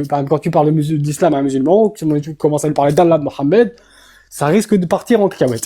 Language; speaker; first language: French; native; French